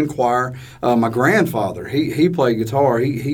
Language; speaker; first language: English; native; English